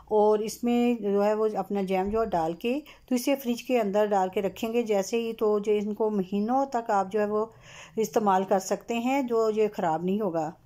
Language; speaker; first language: Urdu; native; Urdu